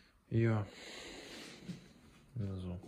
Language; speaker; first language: German; non-native, fluent; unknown